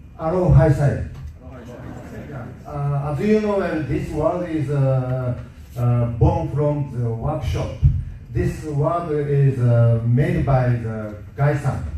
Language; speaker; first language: English; non-native, learner; Japanese